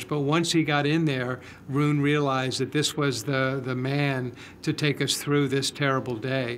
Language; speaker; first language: English; native; English